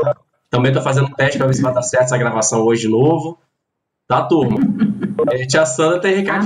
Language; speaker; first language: Portuguese; native; Portuguese